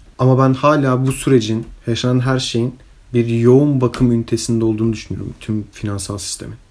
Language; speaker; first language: Turkish; early bilingual, heritage; Turkish